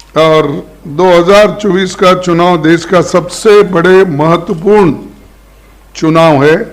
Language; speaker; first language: Hindi; non-native, local second language; Kannada